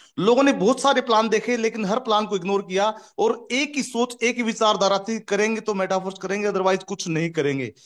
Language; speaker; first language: Hindi; native; Hindi